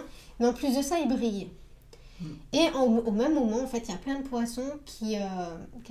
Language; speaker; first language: French; native; French